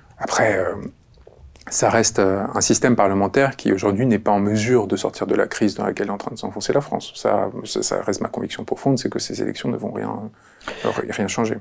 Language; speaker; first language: French; early bilingual, other home language; Spanish